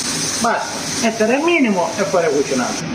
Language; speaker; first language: Italian; native; Italian